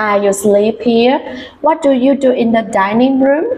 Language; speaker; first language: English; non-native, fluent; Vietnamese